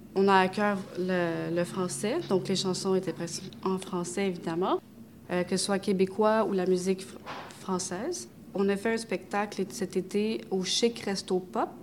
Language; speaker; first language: French; early bilingual, other home language; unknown